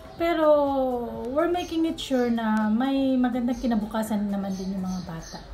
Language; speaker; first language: Filipino; non-native, local second language; Cebuano